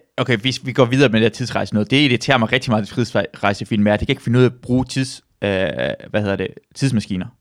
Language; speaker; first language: Danish; early bilingual, other home language; Persian